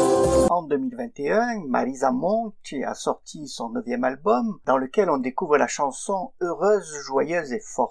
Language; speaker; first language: French; native; French